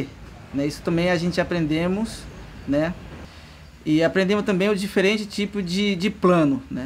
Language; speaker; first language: Portuguese; non-native, local second language; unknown